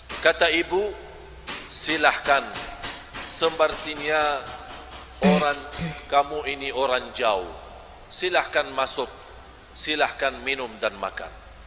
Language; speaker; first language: Malay; non-native, fluent; Arabic